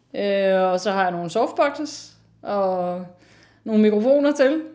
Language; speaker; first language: Danish; native; Danish